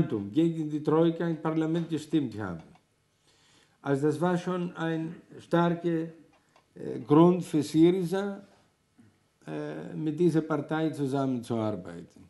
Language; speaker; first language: German; non-native, fluent; Greek